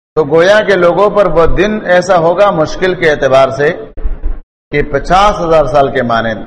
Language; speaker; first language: Urdu; non-native, local second language; Pashto